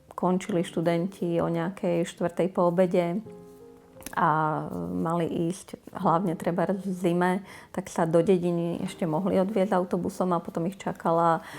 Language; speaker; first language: Slovak; native; Slovak